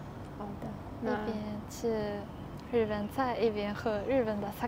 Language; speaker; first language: Chinese; non-native, learner; Japanese